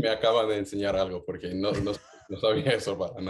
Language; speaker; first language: Spanish; non-native, fluent; English